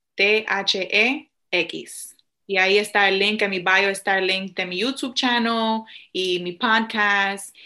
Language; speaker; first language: Spanish; early bilingual, heritage; Spanish